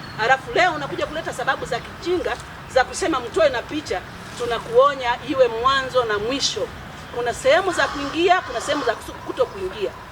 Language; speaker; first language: Swahili; native; Swahili